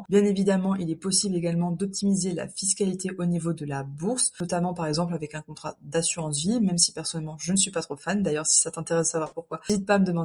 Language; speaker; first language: French; native; French